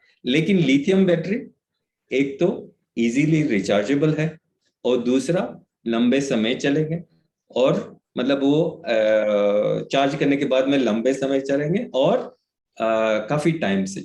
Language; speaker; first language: Hindi; native; Hindi